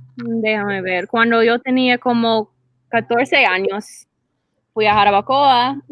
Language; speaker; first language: Spanish; non-native, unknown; English